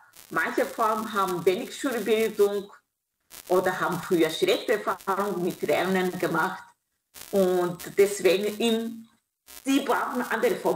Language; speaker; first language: German; non-native, fluent; Kinyarwanda